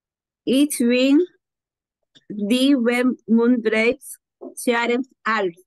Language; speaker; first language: German; non-native, learner; Spanish